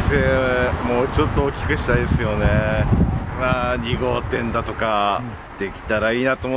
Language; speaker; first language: Japanese; native; Japanese